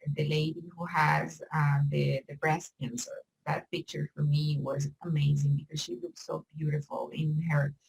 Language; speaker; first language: English; non-native, learner; Spanish